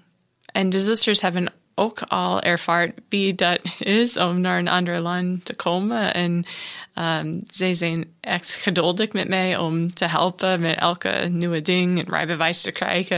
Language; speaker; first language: Dutch; non-native, learner; English